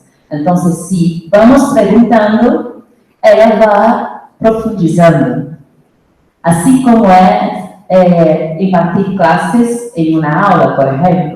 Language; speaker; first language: Spanish; non-native, fluent; Portuguese